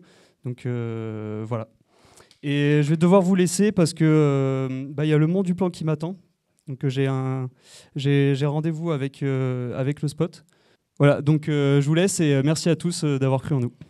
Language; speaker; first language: French; native; French